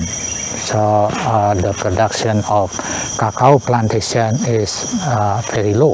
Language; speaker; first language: English; non-native, learner; Indonesian